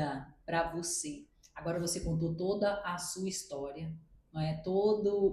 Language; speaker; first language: Portuguese; native; Portuguese